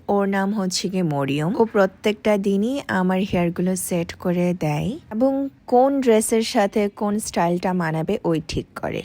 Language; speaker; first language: Bangla; non-native, local second language; Marma